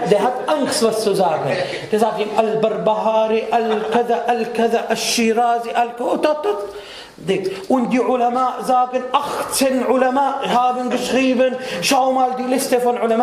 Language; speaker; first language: German; non-native, fluent; Arabic